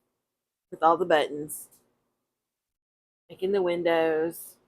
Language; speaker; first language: English; native; English